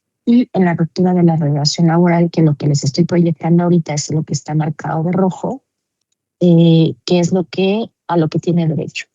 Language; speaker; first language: Spanish; native; Spanish